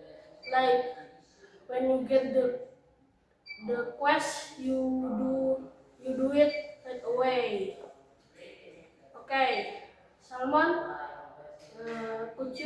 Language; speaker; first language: English; non-native, learner; Indonesian